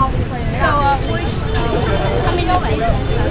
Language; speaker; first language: English; non-native, learner; Vietnamese